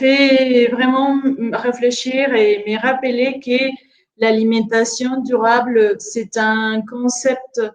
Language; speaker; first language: French; non-native, fluent; Spanish